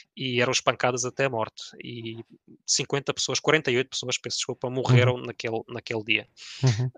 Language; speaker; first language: Portuguese; early bilingual, other home language; Ukrainian